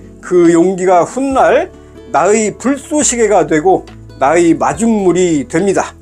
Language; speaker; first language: Korean; native; Korean